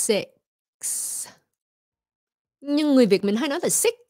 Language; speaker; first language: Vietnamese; early bilingual, heritage; Vietnamese